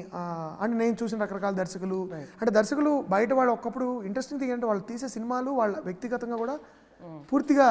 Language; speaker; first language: Telugu; native; Telugu